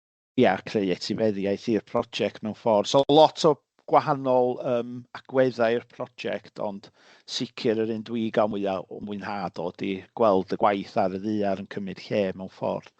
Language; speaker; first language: Welsh; native; Welsh